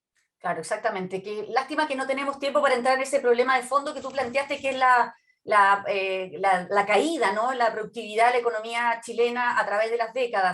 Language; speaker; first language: Spanish; native; Spanish